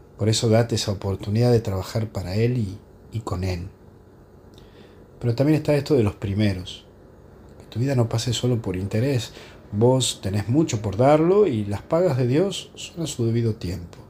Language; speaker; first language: Spanish; native; Spanish